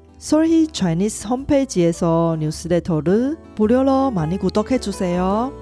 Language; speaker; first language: Korean; non-native, fluent; Chinese